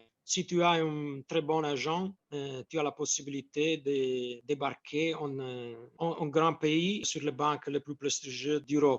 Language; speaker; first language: French; non-native, fluent; Italian